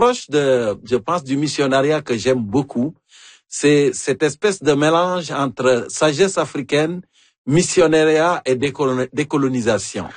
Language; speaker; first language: French; native; French